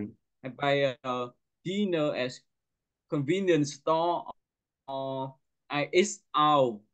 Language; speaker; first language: English; non-native, local second language; Vietnamese